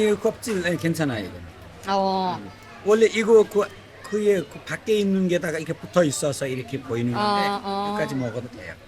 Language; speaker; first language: Korean; non-native, fluent; Nepali